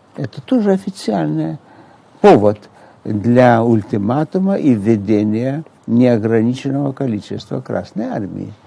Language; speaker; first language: Russian; native; Russian